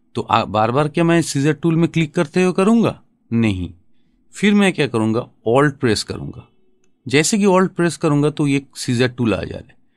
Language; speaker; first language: Hindi; non-native, local second language; Bangla